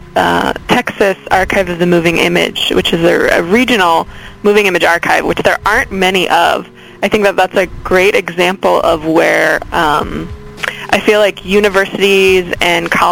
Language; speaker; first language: English; native; English